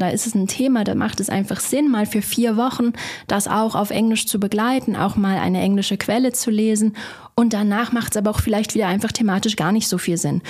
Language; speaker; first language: German; native; German